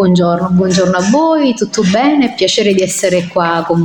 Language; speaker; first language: Italian; native; Italian